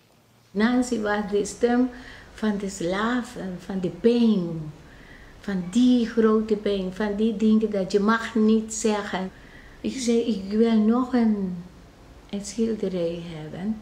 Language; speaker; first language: Dutch; non-native, local second language; Papiamento